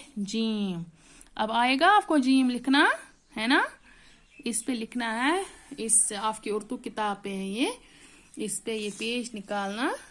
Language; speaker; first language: Hindi; non-native, local second language; Kashmiri